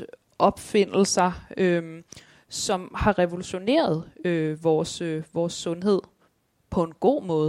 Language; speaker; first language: Danish; native; Danish